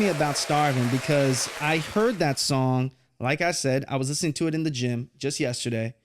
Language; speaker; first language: English; native; English